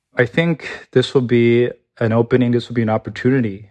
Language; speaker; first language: English; early bilingual, other home language; Chinese